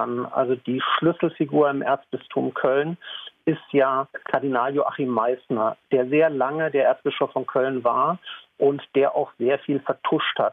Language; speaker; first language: German; native; German